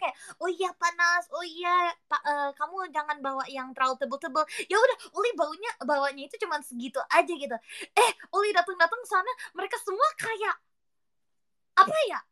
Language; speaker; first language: Japanese; non-native, learner; Indonesian